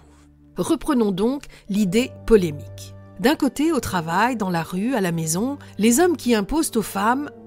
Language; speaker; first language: French; native; French